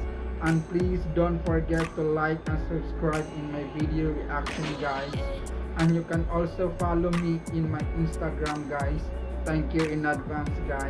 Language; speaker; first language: English; non-native, local second language; Filipino